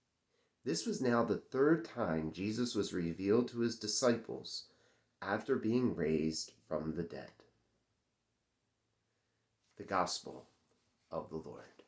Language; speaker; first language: English; native; English